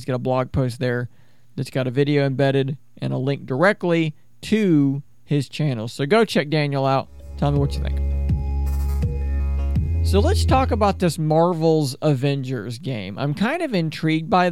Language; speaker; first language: English; native; English